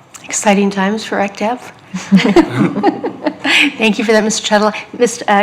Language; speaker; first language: English; native; English